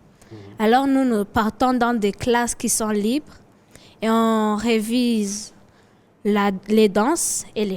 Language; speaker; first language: French; non-native, local second language; Kinyarwanda